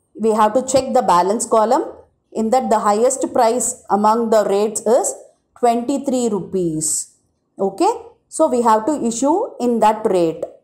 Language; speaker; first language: English; non-native, local second language; Tamil